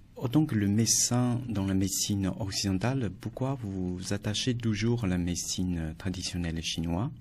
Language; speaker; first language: French; non-native, fluent; Chinese